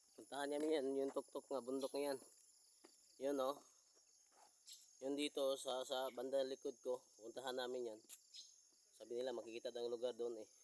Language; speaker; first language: Filipino; non-native, local second language; Cebuano